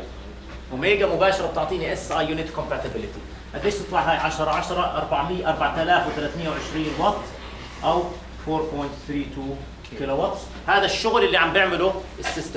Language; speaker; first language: Arabic; native; Arabic